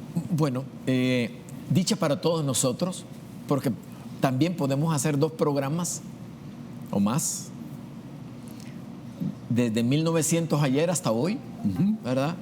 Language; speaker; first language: Spanish; native; Spanish